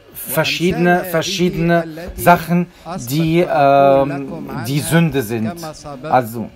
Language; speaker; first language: German; non-native, fluent; Arabic